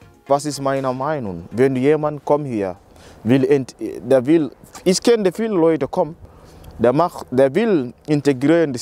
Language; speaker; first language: German; non-native, learner; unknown